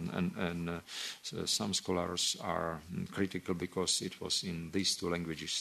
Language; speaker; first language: English; non-native, fluent; Slovak